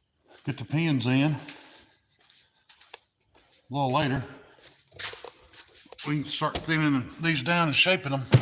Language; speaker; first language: English; native; English